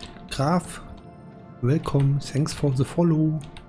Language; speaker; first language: English; non-native, learner; German